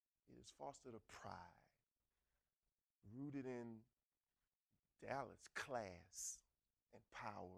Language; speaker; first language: English; native; English